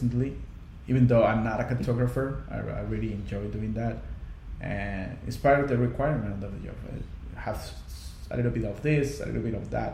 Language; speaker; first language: English; non-native, fluent; Spanish